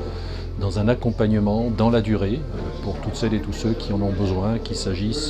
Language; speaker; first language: French; native; French